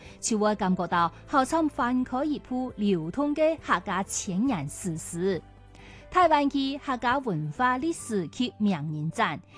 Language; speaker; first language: Chinese; non-native, local second language; Cantonese